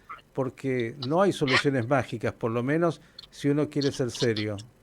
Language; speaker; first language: Spanish; native; Spanish